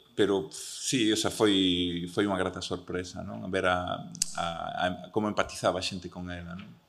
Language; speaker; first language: Galician; early bilingual, heritage; Galician